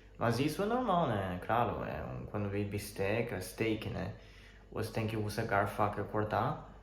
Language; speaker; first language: Portuguese; non-native, fluent; Chinese